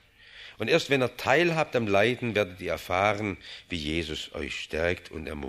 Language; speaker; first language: German; native; German